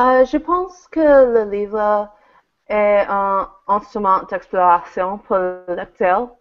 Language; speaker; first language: French; non-native, learner; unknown